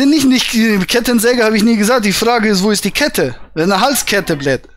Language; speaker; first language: German; native; German